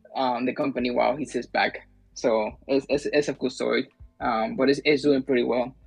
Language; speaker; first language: English; early bilingual, other home language; Spanish